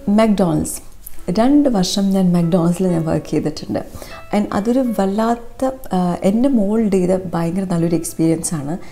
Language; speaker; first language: Malayalam; early bilingual, heritage; Malayalam